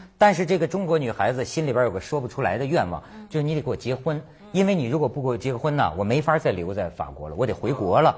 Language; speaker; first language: Chinese; native; Chinese